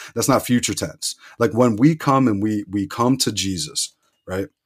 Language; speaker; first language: English; native; English